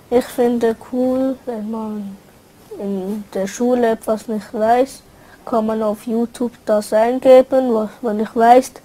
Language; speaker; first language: German; early bilingual, other home language; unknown